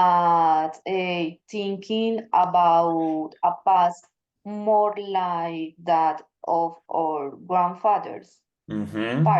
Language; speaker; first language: English; non-native, learner; Spanish